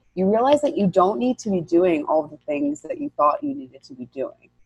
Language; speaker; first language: English; native; English